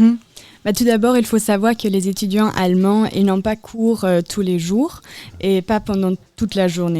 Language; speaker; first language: French; non-native, fluent; German